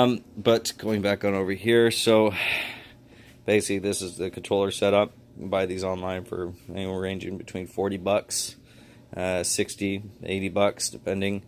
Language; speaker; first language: English; native; English